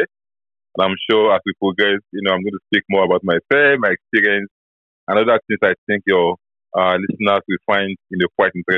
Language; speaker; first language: English; non-native, local second language; Yoruba